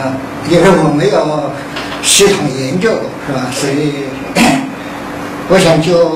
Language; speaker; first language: Chinese; native; Chinese